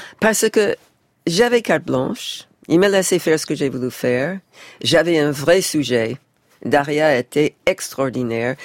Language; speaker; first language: French; non-native, fluent; English